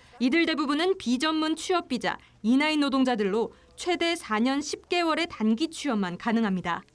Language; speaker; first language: Korean; native; Korean